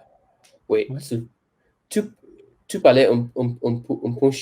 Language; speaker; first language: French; non-native, learner; English